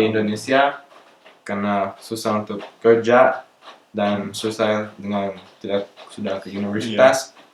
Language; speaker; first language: Indonesian; non-native, local second language; English